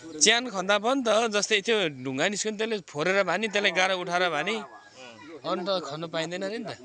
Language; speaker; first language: Nepali; non-native, local second language; Limbu